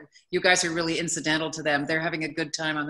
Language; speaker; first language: English; native; English